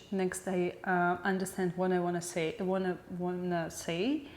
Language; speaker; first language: English; non-native, learner; Russian